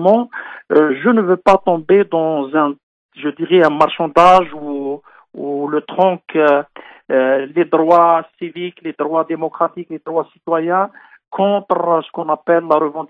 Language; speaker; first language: French; non-native, local second language; Kabyle